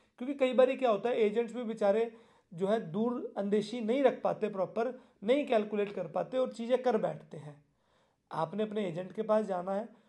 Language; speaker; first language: Hindi; non-native, local second language; Punjabi